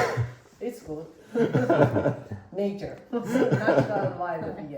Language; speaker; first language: English; non-native, learner; Japanese